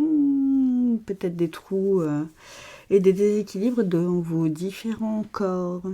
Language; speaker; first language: French; native; French